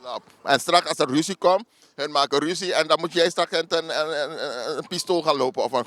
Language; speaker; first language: Dutch; native; Dutch